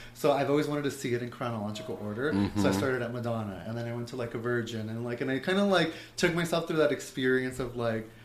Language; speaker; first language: English; native; English